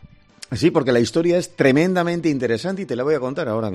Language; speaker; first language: Spanish; native; Spanish